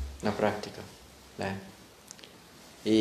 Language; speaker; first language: Russian; non-native, learner; Thai